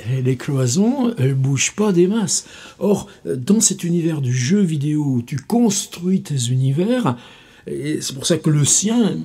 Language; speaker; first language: French; native; French